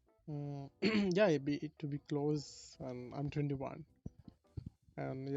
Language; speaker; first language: English; non-native, learner; Bangla